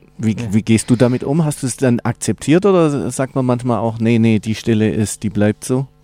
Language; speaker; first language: German; native; German